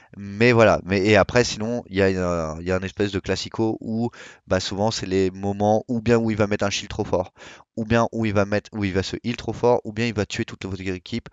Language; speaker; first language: French; native; French